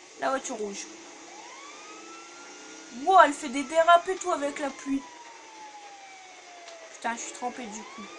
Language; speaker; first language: French; native; French